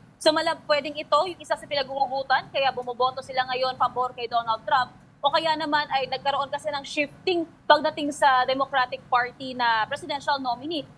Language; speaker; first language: Filipino; native; Filipino